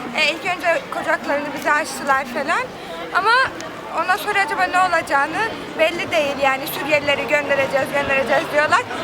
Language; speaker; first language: Turkish; non-native, fluent; Arabic